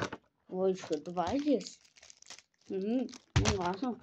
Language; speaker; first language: Russian; non-native, local second language; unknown